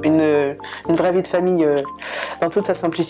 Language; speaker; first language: French; native; French